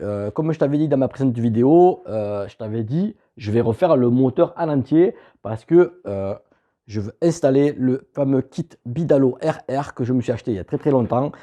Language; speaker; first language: French; native; French